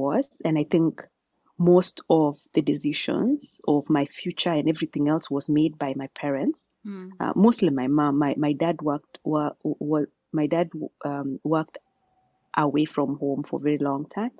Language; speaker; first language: English; non-native, local second language; Kalenjin